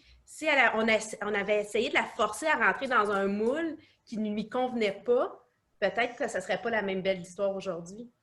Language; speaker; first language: French; native; French